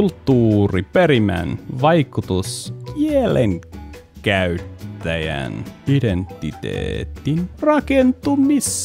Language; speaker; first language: Finnish; non-native, learner; English